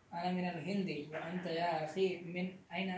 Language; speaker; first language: Arabic; non-native, learner; Urdu